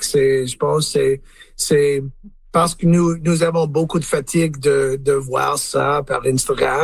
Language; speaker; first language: French; non-native, learner; English